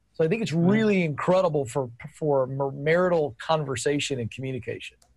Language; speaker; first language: English; native; English